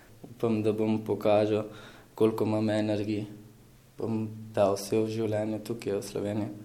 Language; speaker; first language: Slovenian; non-native, learner; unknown